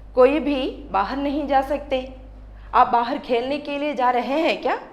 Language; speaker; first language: Hindi; non-native, local second language; Malayalam